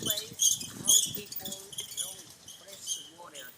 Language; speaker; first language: English; non-native, learner; Spanish